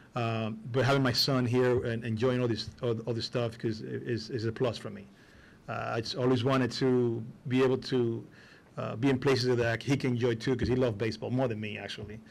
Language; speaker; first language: English; non-native, fluent; Spanish